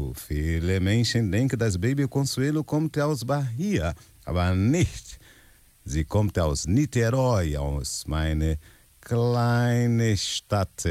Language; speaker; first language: German; non-native, learner; Portuguese